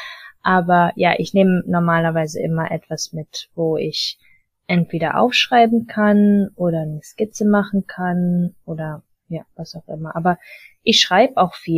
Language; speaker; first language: German; early bilingual, heritage; German